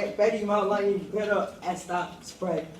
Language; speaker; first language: Spanish; non-native, learner; English